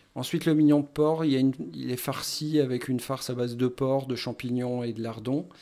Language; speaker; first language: French; native; French